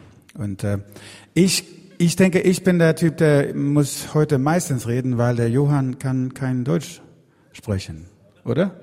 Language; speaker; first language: German; non-native, learner; Swedish